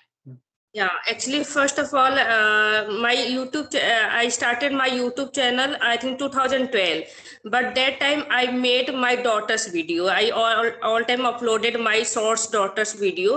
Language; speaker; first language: English; non-native, learner; Hindi